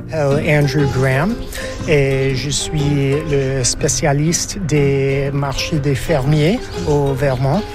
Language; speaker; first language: French; non-native, fluent; English